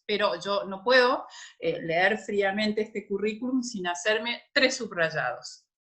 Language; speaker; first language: Spanish; native; Spanish